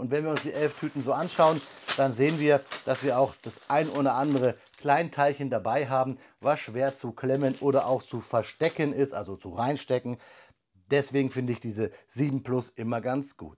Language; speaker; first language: German; native; German